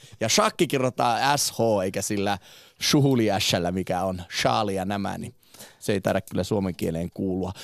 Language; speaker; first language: Finnish; native; Finnish